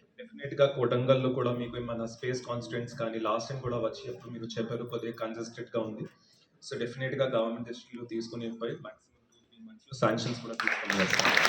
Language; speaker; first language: Telugu; non-native, fluent; Hindi